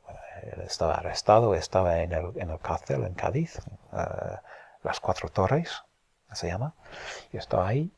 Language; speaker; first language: Spanish; non-native, fluent; English